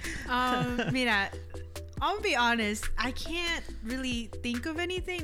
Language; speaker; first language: English; early bilingual, other home language; Spanish